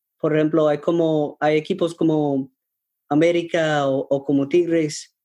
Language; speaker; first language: Spanish; non-native, learner; English